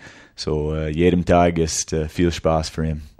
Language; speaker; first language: German; early bilingual, heritage; English